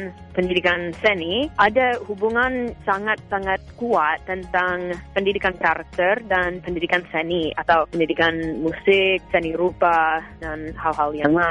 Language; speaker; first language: Indonesian; non-native, fluent; English